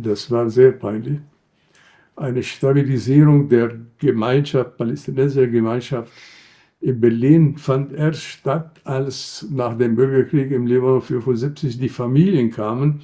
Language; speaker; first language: German; non-native, fluent; Arabic